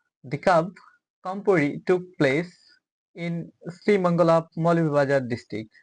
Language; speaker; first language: English; non-native, local second language; Bangla